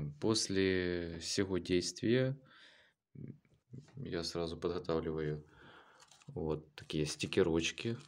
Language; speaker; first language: Russian; native; Russian